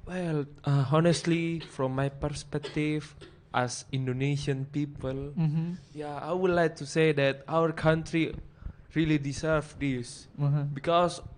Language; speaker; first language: English; non-native, fluent; Indonesian